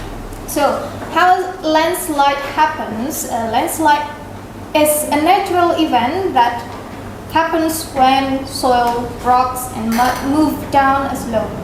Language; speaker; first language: English; non-native, learner; Indonesian